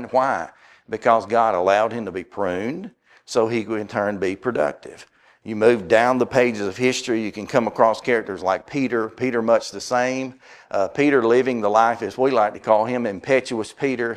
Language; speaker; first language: English; native; English